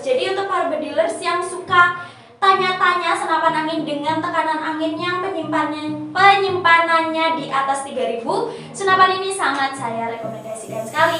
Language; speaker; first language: Indonesian; native; Indonesian